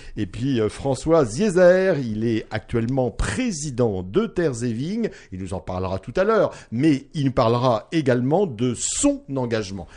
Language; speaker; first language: French; native; French